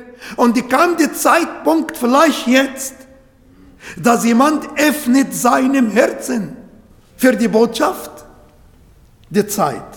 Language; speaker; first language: German; non-native, learner; Arabic